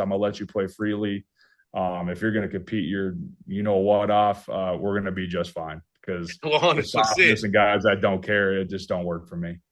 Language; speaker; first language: English; native; English